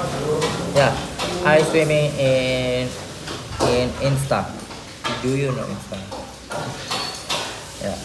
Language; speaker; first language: English; non-native, learner; Indonesian